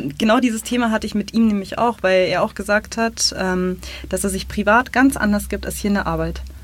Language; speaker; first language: German; native; German